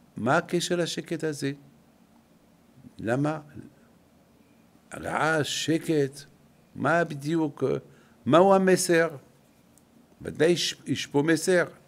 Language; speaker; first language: Hebrew; non-native, fluent; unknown